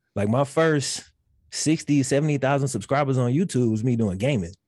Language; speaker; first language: English; native; English